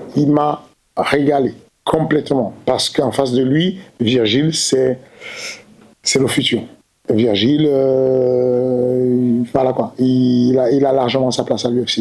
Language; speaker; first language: French; native; French